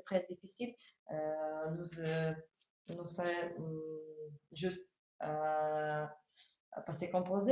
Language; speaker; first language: French; non-native, learner; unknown